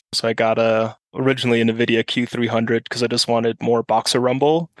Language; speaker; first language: English; non-native, fluent; German